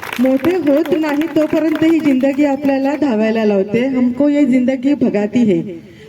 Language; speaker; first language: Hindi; non-native, local second language; Marathi